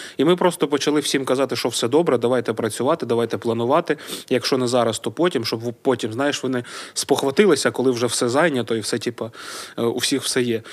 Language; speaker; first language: Ukrainian; native; Ukrainian